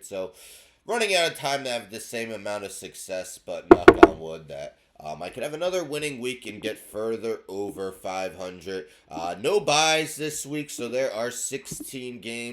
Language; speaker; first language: English; native; English